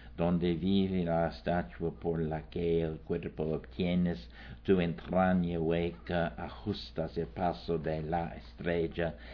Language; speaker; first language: Spanish; non-native, fluent; English